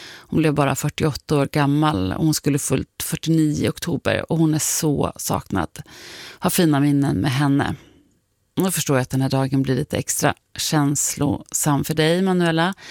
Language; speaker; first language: Swedish; native; Swedish